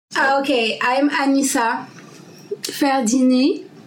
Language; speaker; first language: English; non-native, learner; French